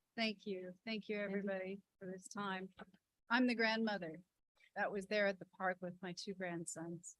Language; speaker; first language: English; native; English